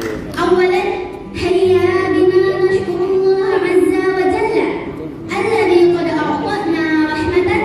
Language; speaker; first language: Arabic; non-native, learner; Indonesian